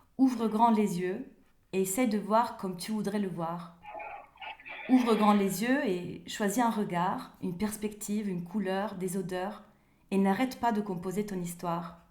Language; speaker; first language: French; non-native, fluent; Italian